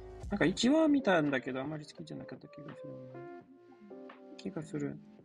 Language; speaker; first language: Japanese; non-native, fluent; Polish